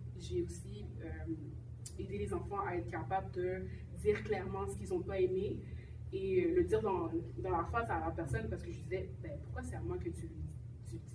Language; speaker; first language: French; native; French